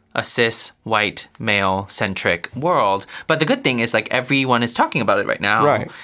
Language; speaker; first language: English; non-native, local second language; Chinese